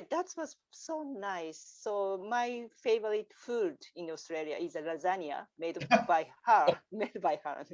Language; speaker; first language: English; non-native, learner; Japanese